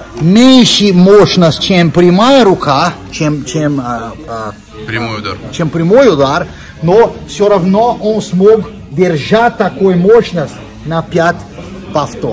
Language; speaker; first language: Russian; non-native, fluent; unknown